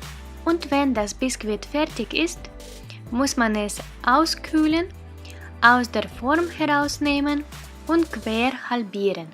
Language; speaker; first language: German; non-native, fluent; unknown